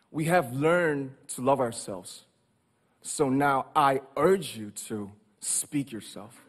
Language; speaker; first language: English; non-native, fluent; Korean